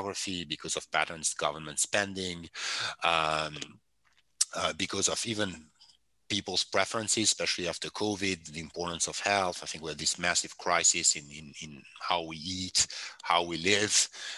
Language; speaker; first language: English; non-native, fluent; French